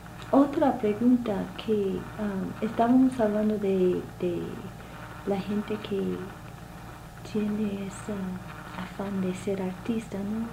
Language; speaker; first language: Spanish; non-native, fluent; English